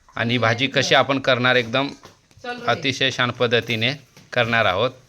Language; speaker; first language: Marathi; non-native, local second language; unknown